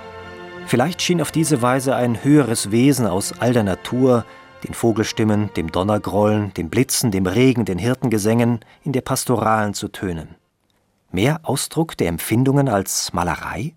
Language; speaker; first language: German; native; German